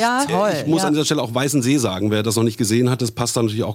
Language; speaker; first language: German; native; German